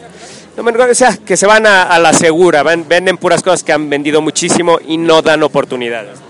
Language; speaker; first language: Spanish; native; Spanish